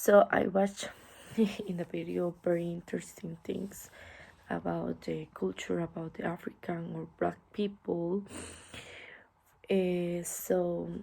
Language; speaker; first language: English; non-native, learner; Spanish